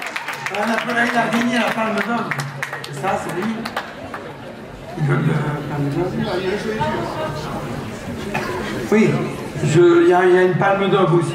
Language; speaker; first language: French; native; French